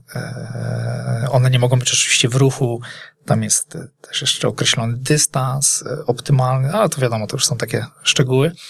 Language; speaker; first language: Polish; native; Polish